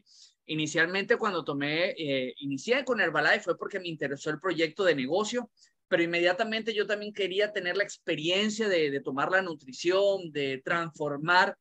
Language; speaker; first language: Spanish; native; Spanish